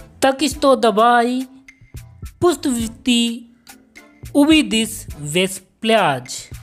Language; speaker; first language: Russian; non-native, learner; Hindi